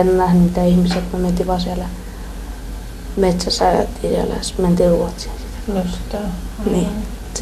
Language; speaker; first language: Finnish; early bilingual, other home language; Persian